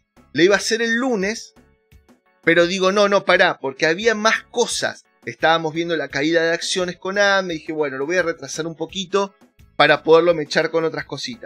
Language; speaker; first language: Spanish; native; Spanish